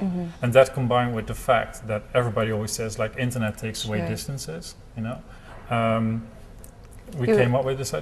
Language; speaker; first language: English; non-native, fluent; Dutch